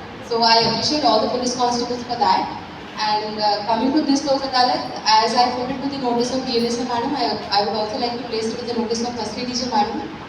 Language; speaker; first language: English; non-native, local second language; Telugu